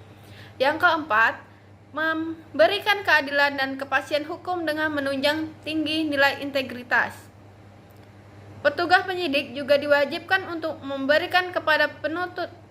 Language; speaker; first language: Indonesian; native; Indonesian